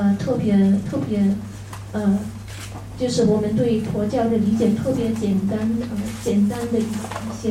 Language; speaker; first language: Chinese; non-native, fluent; German